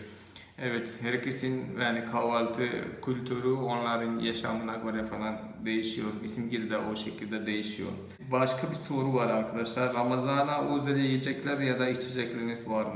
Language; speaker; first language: Turkish; non-native, fluent; Malayalam